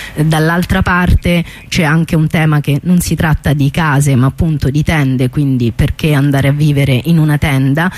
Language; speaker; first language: Italian; native; Italian